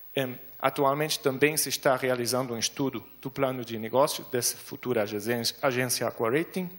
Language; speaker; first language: Portuguese; non-native, fluent; German